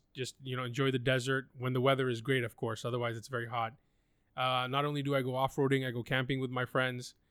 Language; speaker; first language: English; non-native, local second language; Urdu